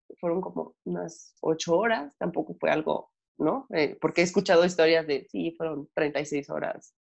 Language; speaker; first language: Spanish; native; Spanish